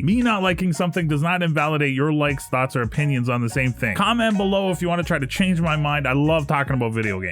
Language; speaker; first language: English; native; English